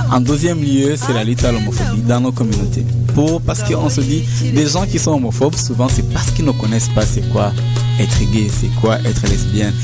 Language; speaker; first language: French; non-native, local second language; Kinyarwanda